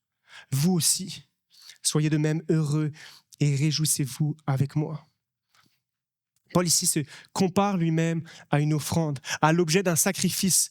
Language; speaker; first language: French; native; French